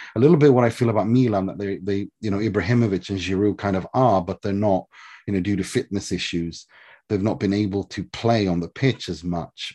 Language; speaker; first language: English; early bilingual, other home language; Swedish